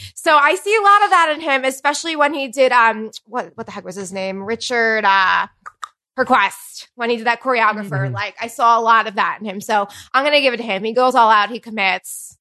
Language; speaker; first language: English; native; English